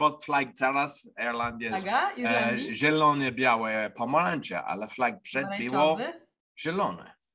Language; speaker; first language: Polish; non-native, learner; English